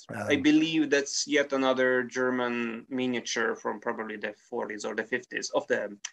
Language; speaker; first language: English; non-native, fluent; Italian